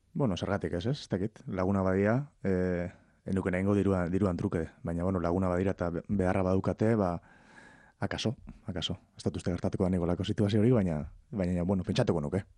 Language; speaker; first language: Basque; native; Basque